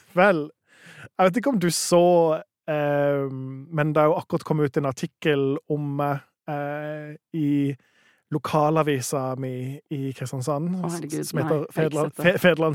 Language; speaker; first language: Norwegian; native; Norwegian